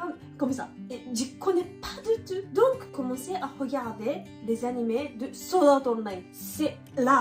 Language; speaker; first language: French; non-native, learner; Japanese